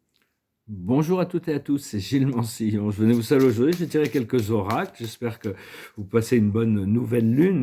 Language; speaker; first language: French; native; French